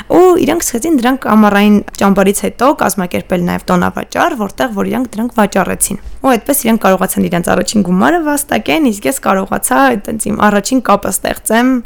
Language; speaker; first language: Armenian; native; Armenian